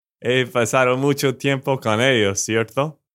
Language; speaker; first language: Spanish; non-native, fluent; English